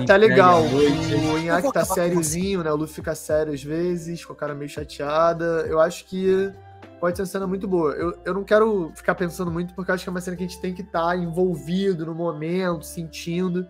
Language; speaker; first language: Portuguese; native; Portuguese